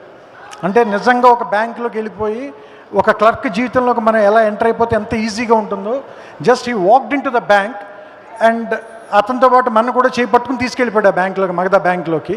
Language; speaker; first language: Telugu; native; Telugu